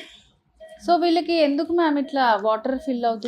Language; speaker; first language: Telugu; native; Telugu